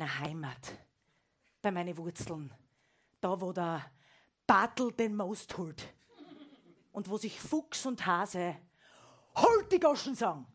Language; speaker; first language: German; native; German